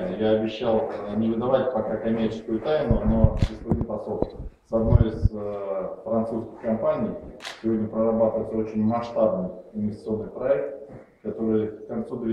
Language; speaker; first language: Russian; native; Russian